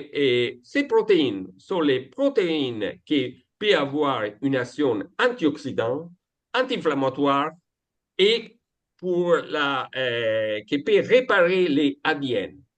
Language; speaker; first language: French; non-native, learner; Italian